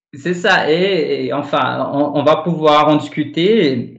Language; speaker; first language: French; non-native, fluent; Portuguese